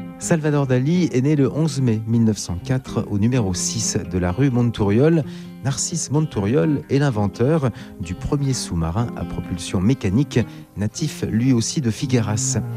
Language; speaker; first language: French; native; French